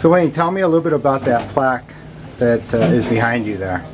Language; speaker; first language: English; native; English